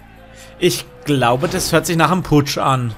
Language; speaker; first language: German; native; German